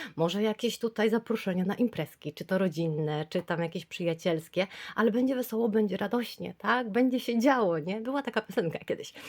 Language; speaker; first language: Polish; native; Polish